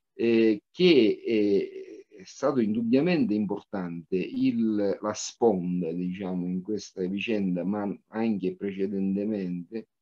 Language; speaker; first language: Italian; native; Italian